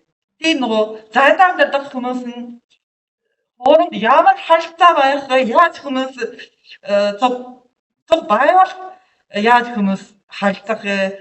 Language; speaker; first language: Mongolian; non-native, learner; Japanese